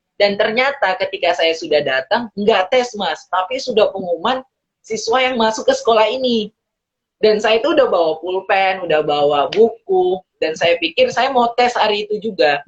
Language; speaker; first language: Indonesian; early bilingual, heritage; Indonesian